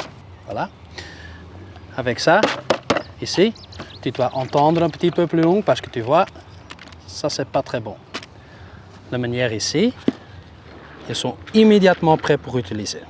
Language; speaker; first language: French; non-native, local second language; Dutch